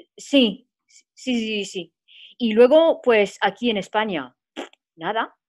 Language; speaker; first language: Spanish; non-native, fluent; French